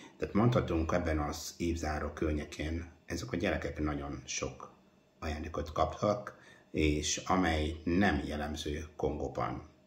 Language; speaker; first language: Hungarian; non-native, fluent; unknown